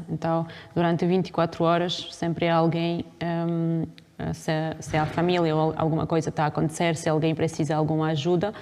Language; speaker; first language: Portuguese; non-native, fluent; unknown